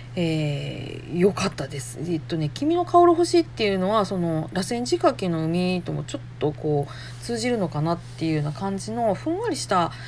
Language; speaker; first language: Japanese; native; Japanese